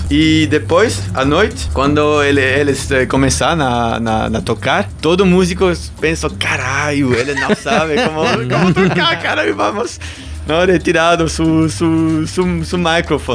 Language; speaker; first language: Portuguese; non-native, learner; German